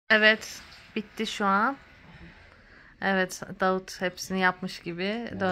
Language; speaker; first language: Turkish; native; Turkish